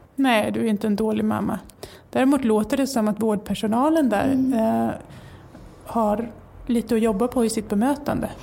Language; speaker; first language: Swedish; native; Swedish